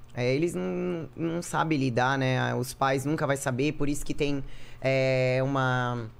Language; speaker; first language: Portuguese; native; Portuguese